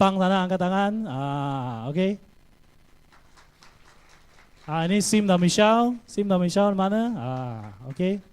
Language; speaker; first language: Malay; non-native, local second language; Chinese